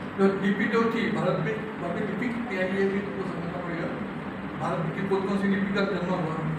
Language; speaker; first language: Hindi; non-native, local second language; Marathi